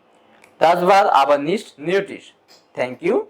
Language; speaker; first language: German; non-native, fluent; Bangla